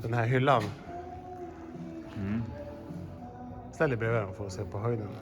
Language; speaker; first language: Swedish; native; Swedish